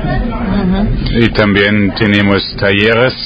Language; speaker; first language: Spanish; non-native, learner; German